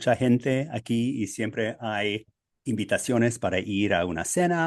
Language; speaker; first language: Spanish; non-native, fluent; English